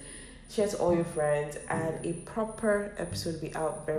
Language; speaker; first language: English; non-native, local second language; Yoruba